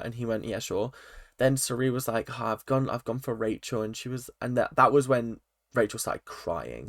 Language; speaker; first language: English; native; English